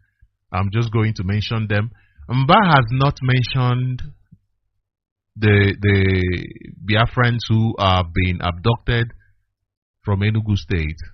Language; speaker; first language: English; non-native, local second language; Igbo